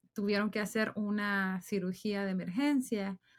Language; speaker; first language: Spanish; native; Spanish